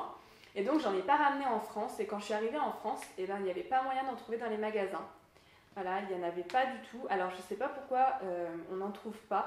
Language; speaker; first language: French; native; French